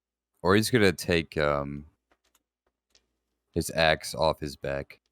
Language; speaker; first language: English; native; English